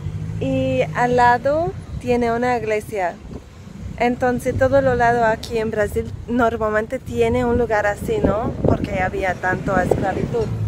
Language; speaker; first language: Spanish; non-native, learner; English